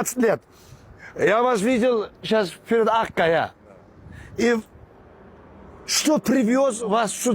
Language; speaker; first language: Russian; non-native, local second language; Turkmen